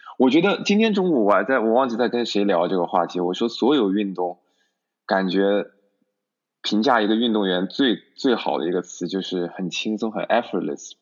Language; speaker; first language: Chinese; native; Chinese